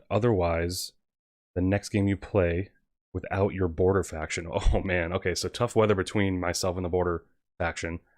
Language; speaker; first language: English; native; English